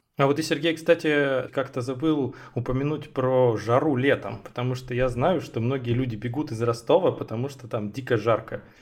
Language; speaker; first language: Russian; native; Russian